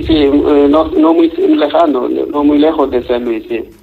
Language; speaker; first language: Spanish; non-native, fluent; Wolof